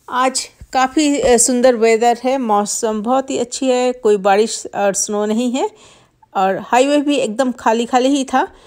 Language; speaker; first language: Hindi; non-native, local second language; Bangla